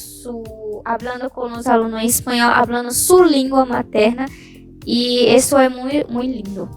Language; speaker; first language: Spanish; non-native, learner; Portuguese